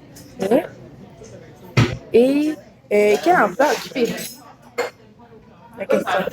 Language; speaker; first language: French; native; French